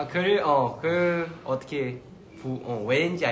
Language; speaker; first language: Korean; early bilingual, heritage; Korean